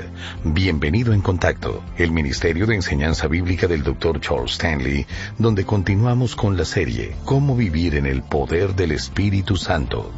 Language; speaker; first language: Spanish; native; Spanish